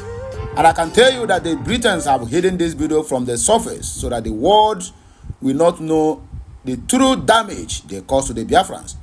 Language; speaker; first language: English; non-native, local second language; Igbo